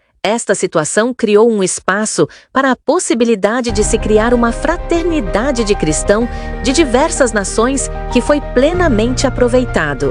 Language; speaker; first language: Portuguese; native; Portuguese